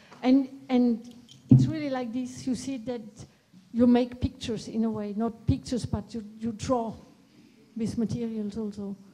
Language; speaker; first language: English; non-native, fluent; French